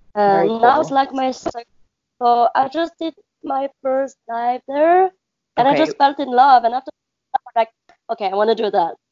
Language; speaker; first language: English; non-native, learner; French